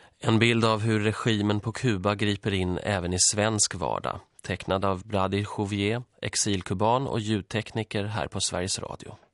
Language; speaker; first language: Swedish; early bilingual, other home language; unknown